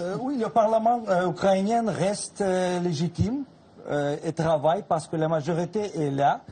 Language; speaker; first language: French; non-native, fluent; Russian